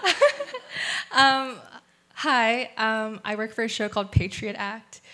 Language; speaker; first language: English; early bilingual, other home language; Chinese